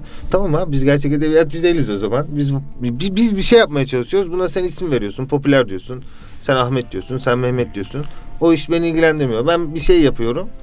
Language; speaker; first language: Turkish; native; Turkish